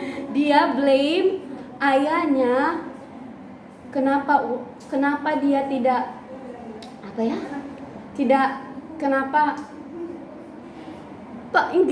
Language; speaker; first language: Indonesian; non-native, learner; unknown